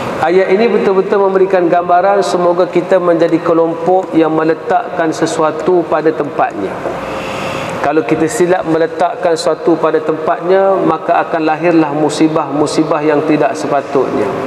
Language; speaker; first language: Malay; native; Malay